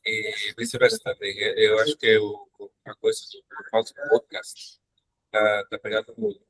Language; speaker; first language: Portuguese; non-native, learner; Spanish